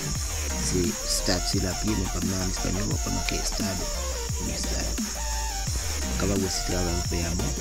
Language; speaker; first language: French; non-native, learner; Haitian Creole